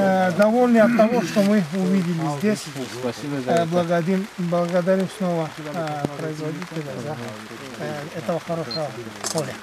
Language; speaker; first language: Russian; non-native, fluent; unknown